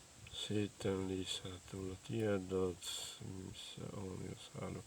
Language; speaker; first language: Finnish; non-native, learner; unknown